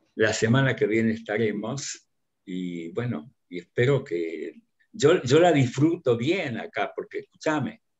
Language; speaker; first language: Spanish; early bilingual, other home language; Russian